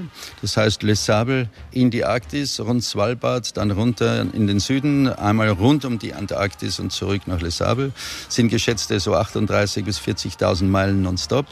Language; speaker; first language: German; native; German